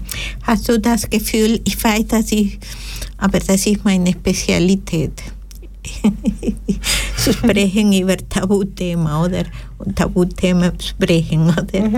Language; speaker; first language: German; non-native, fluent; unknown